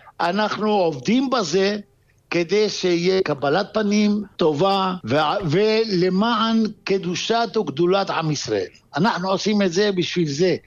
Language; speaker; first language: Hebrew; non-native, fluent; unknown